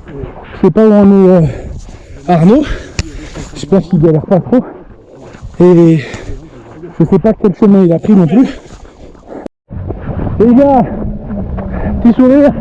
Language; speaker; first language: French; native; French